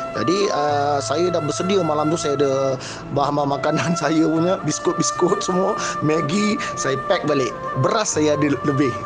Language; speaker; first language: Malay; non-native, local second language; Tamil